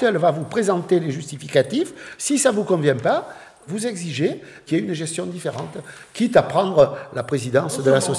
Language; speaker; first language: French; native; French